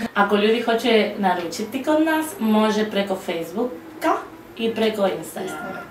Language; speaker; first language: Croatian; non-native, learner; Spanish